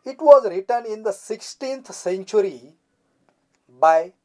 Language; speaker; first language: English; non-native, local second language; Marathi